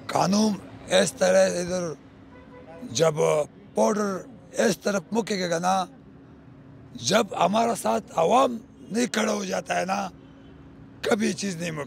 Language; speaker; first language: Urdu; non-native, local second language; Pashto